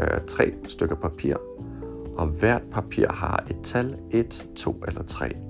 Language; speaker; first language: Danish; non-native, fluent; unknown